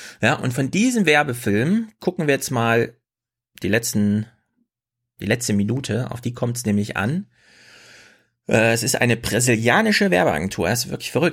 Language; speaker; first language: German; native; German